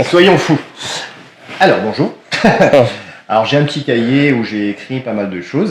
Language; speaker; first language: French; native; French